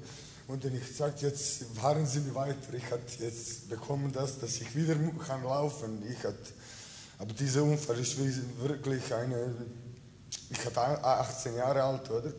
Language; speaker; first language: German; non-native, learner; Croatian